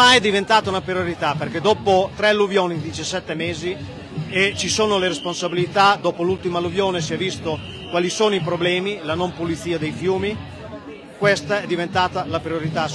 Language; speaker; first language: Italian; native; Italian